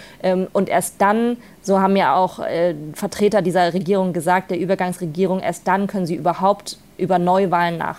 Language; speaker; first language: German; native; German